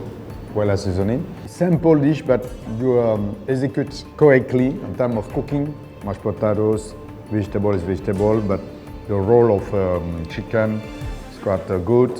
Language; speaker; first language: English; non-native, fluent; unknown